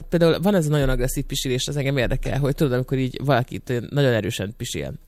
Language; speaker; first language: Hungarian; native; Hungarian